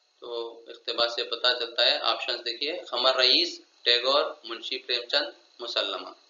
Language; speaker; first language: Urdu; native; Urdu